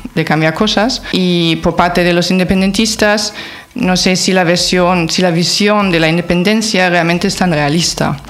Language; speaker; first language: Spanish; non-native, fluent; German